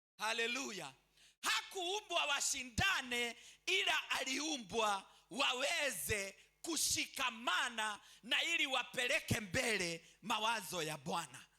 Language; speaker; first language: Swahili; non-native, local second language; Kikuyu